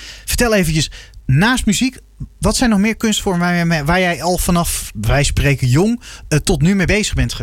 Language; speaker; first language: Dutch; native; Dutch